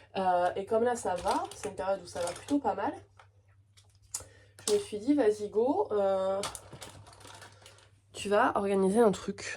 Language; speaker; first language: French; native; French